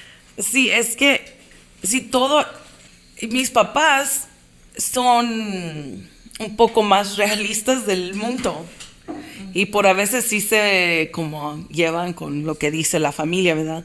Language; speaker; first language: Spanish; early bilingual, heritage; Spanish